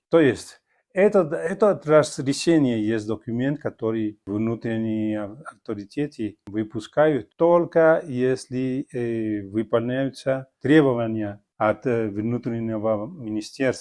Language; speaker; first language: Russian; non-native, fluent; Spanish